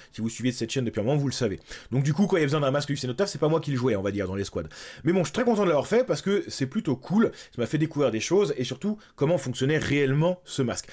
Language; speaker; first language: French; native; French